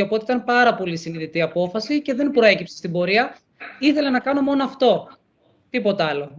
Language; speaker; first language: Greek; native; Greek